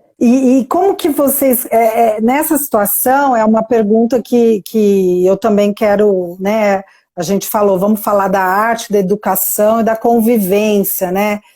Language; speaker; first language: Portuguese; native; Portuguese